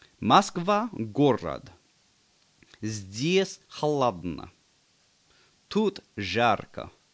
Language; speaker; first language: Russian; non-native, learner; English